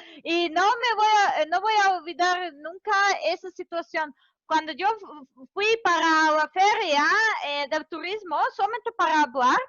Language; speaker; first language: Spanish; non-native, fluent; Serbian